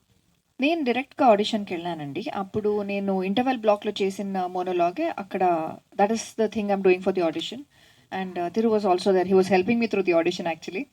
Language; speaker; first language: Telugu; non-native, fluent; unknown